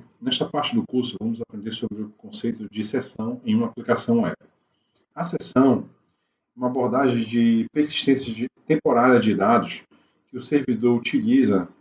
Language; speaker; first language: Portuguese; native; Portuguese